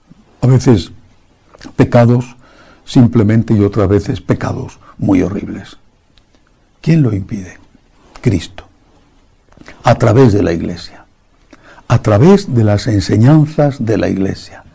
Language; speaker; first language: Spanish; native; Spanish